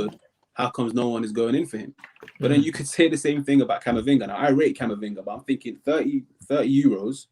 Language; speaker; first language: English; native; English